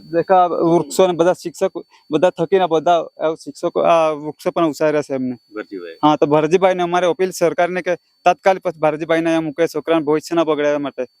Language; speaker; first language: Gujarati; non-native, local second language; Vasavi